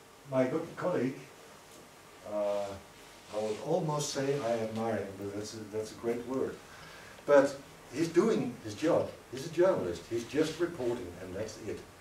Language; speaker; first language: English; non-native, fluent; Danish